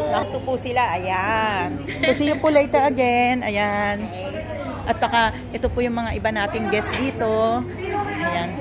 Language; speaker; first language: Filipino; non-native, local second language; Iloko